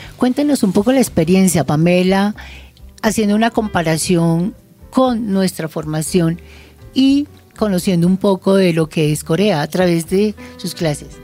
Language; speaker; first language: Spanish; native; Spanish